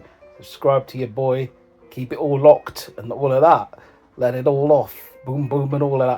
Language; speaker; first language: English; native; English